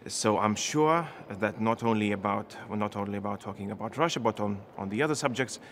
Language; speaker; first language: English; non-native, fluent; Lithuanian